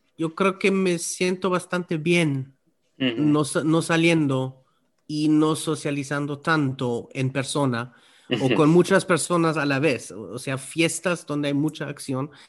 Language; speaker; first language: Spanish; non-native, fluent; German